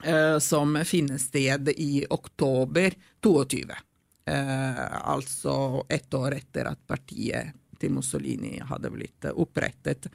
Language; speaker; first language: Norwegian; non-native, fluent; Italian